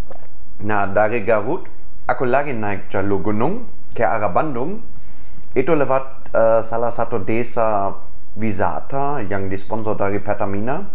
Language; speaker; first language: Indonesian; non-native, fluent; German